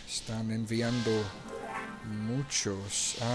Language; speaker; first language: Spanish; non-native, learner; English